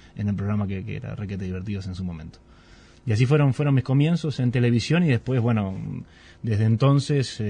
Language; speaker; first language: Spanish; native; Spanish